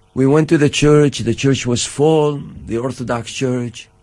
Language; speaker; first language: English; non-native, fluent; Arabic